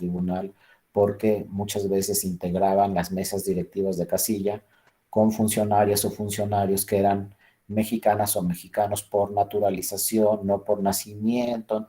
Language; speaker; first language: Spanish; native; Spanish